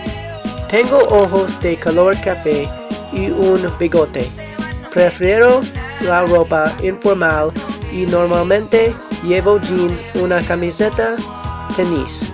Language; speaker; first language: Spanish; non-native, learner; English